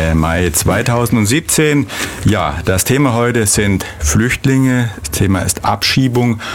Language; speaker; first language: German; native; German